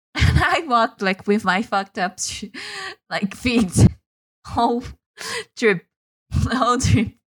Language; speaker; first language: English; non-native, fluent; Portuguese